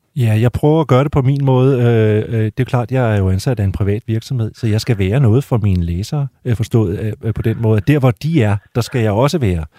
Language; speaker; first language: Danish; native; Danish